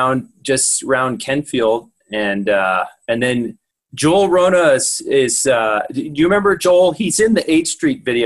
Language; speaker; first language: English; native; English